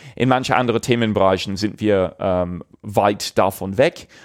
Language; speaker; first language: German; non-native, fluent; English